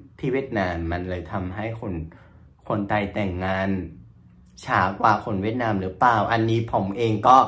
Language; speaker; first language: Thai; non-native, fluent; Vietnamese